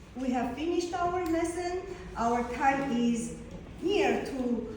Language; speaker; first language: English; non-native, fluent; Armenian